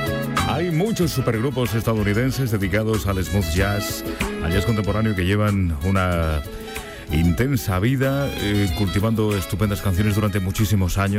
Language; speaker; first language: Spanish; native; Spanish